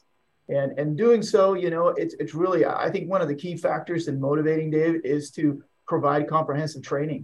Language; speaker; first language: English; non-native, fluent; Swedish